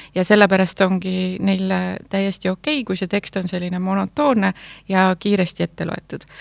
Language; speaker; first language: Estonian; native; Estonian